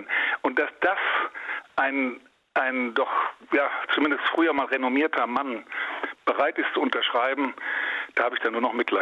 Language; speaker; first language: German; native; German